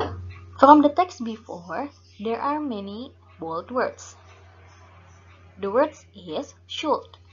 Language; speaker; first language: English; non-native, fluent; Indonesian